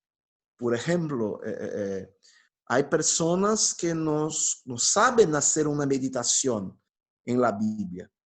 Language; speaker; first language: Spanish; non-native, fluent; Portuguese